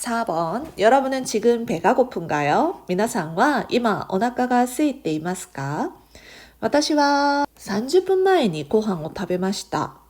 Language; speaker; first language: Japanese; non-native, fluent; Korean